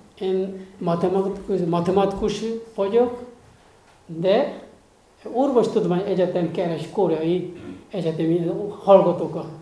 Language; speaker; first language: Hungarian; non-native, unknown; Korean